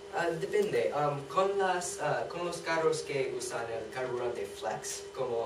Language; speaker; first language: Spanish; non-native, learner; English